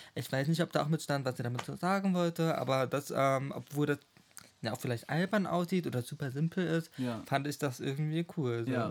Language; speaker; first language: German; non-native, fluent; English